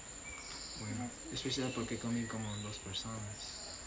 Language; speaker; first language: Spanish; non-native, learner; English